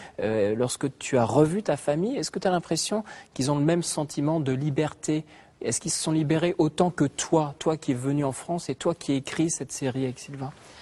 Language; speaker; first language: French; native; French